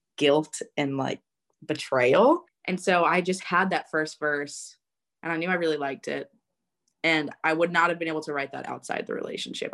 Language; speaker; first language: English; native; English